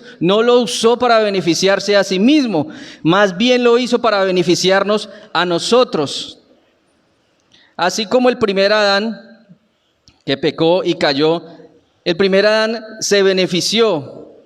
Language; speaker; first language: Spanish; native; Spanish